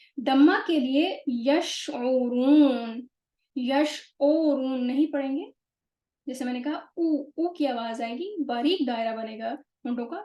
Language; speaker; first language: Urdu; native; Urdu